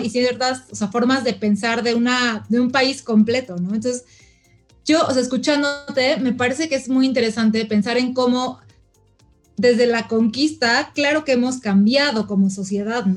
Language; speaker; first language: Spanish; native; Spanish